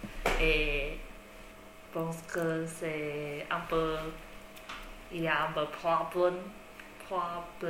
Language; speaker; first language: French; non-native, learner; Chinese